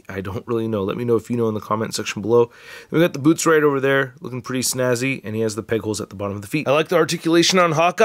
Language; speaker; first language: English; native; English